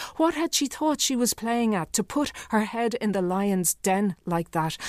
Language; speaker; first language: English; native; English